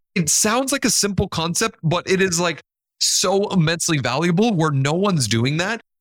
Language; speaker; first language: English; non-native, fluent; Spanish